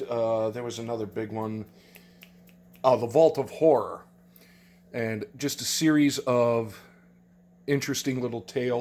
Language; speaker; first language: English; native; English